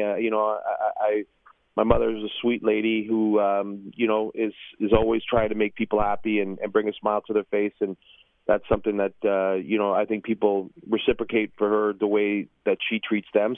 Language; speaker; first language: English; native; English